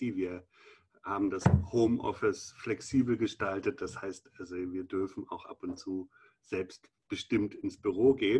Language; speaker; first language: German; native; German